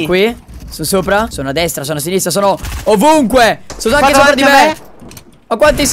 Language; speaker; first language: Italian; native; Italian